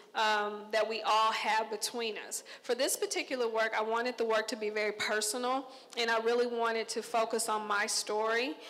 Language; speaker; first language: English; native; English